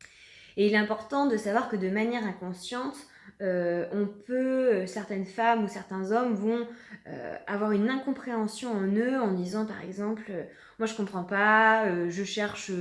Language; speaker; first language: French; native; French